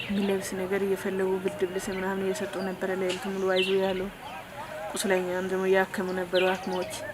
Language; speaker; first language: Amharic; non-native, local second language; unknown